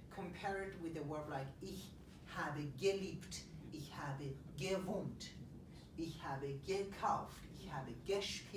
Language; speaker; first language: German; non-native, fluent; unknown